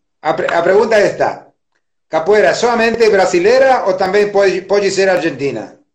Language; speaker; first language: Portuguese; non-native, learner; Spanish